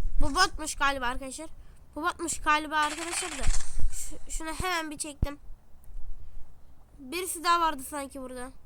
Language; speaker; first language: Turkish; native; Turkish